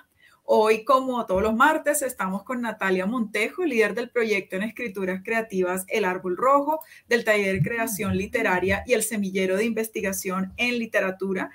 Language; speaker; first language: Spanish; native; Spanish